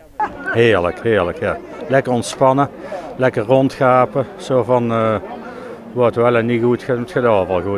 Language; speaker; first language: Dutch; native; Dutch